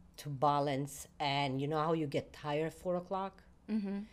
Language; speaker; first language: English; non-native, fluent; Italian